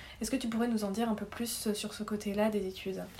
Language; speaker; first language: French; native; French